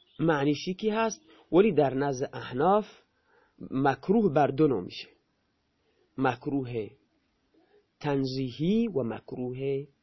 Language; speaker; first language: Persian; non-native, local second language; Baluchi